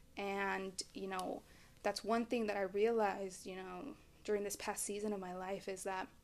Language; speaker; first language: English; early bilingual, other home language; Spanish